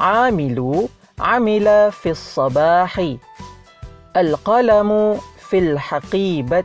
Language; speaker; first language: Arabic; non-native, fluent; Malay